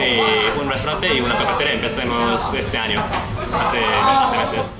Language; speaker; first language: Spanish; non-native, fluent; Korean